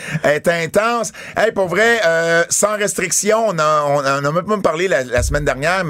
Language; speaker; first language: French; native; French